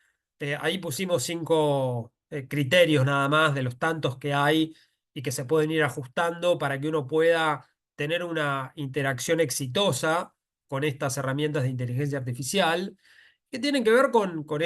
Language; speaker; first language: Spanish; native; Spanish